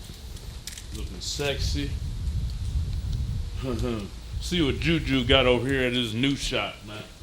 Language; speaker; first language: English; native; English